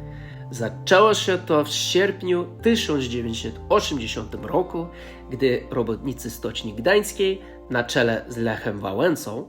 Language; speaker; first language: Polish; non-native, fluent; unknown